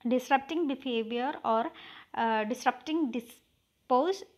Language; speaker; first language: English; non-native, local second language; Malayalam